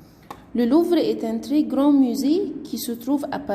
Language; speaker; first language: French; non-native, fluent; Arabic